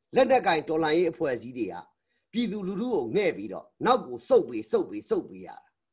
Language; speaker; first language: Burmese; native; Burmese